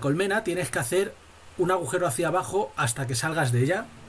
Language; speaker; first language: Spanish; native; Spanish